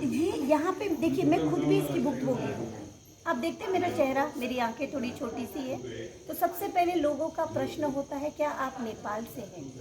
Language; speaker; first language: Hindi; non-native, local second language; Nepali